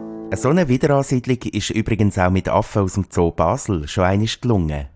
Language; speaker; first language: German; native; German